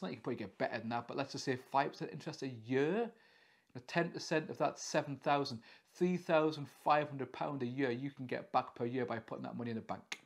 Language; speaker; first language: English; native; English